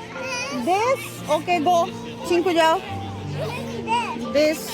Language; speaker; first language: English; non-native, fluent; Bangla